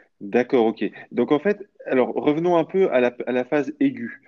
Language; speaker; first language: French; native; French